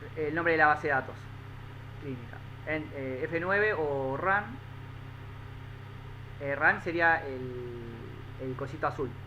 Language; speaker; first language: Spanish; native; Spanish